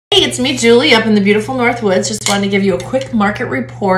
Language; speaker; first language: English; native; English